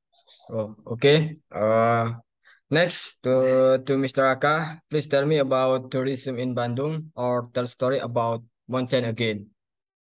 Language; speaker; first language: English; non-native, learner; Indonesian